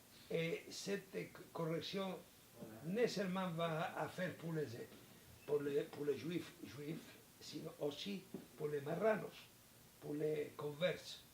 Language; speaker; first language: French; non-native, learner; Spanish